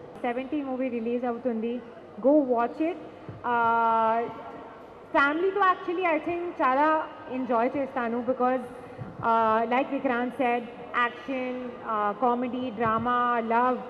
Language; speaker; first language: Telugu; non-native, learner; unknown